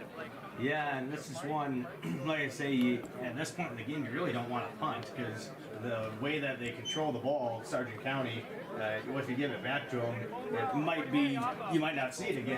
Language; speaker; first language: English; native; English